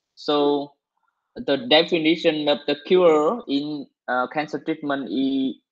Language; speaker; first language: English; non-native, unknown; Vietnamese